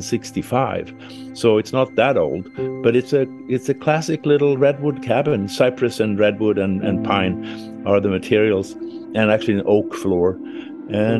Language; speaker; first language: English; non-native, fluent; Swedish